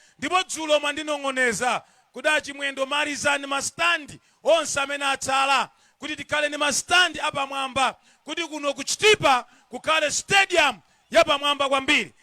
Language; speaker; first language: Nyanja; non-native, local second language; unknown